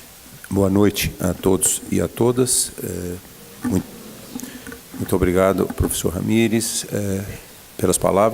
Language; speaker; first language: Portuguese; native; Portuguese